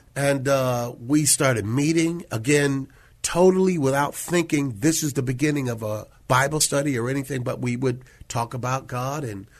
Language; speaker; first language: English; native; English